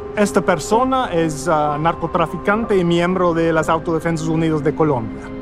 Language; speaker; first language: Spanish; non-native, fluent; English